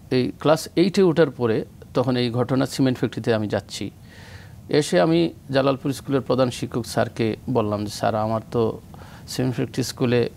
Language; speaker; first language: Bangla; native; Bangla